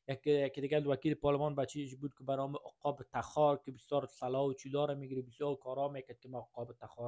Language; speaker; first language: Persian; native; Persian